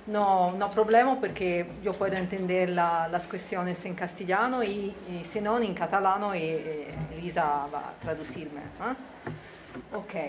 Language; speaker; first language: Spanish; non-native, learner; Italian